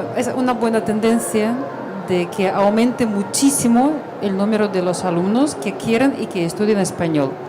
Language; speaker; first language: Spanish; non-native, fluent; Russian